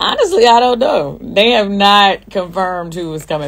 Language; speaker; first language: English; native; English